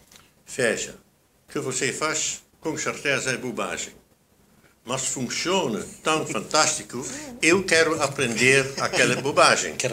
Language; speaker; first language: Portuguese; non-native, fluent; Dutch